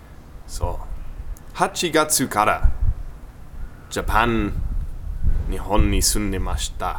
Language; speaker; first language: Japanese; non-native, learner; English